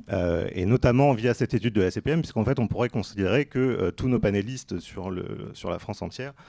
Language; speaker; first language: French; native; French